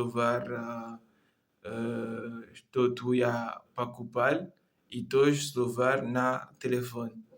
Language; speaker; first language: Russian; non-native, learner; Comorian